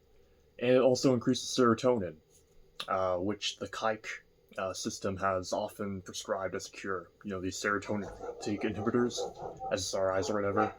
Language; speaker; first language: English; native; English